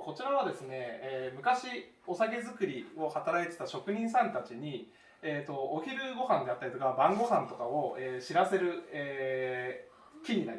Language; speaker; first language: Japanese; native; Japanese